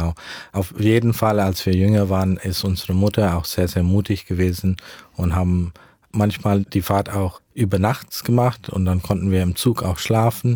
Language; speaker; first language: German; early bilingual, heritage; German